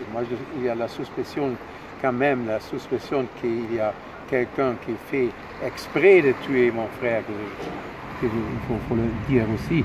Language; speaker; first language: French; non-native, fluent; German